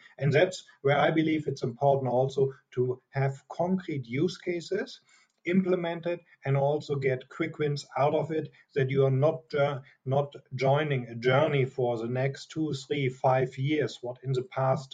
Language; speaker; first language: English; non-native, fluent; German